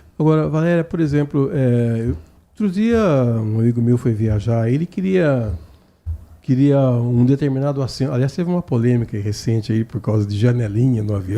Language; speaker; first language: Portuguese; native; Portuguese